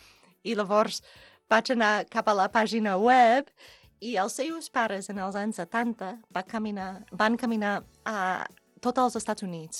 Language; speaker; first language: Catalan; non-native, learner; English